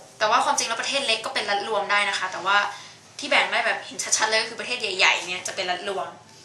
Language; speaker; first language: Thai; native; Thai